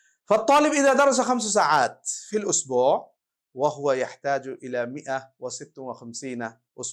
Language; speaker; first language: Arabic; non-native, fluent; Bangla